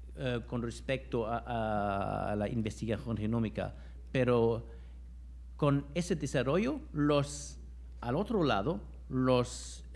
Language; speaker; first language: Spanish; non-native, fluent; German